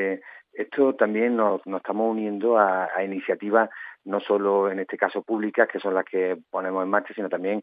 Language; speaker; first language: Spanish; native; Spanish